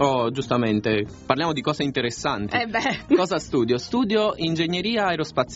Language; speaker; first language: Italian; native; Italian